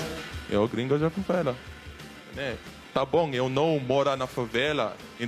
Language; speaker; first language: Portuguese; non-native, learner; Turkish